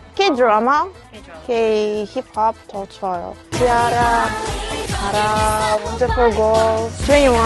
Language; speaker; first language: Korean; non-native, learner; Russian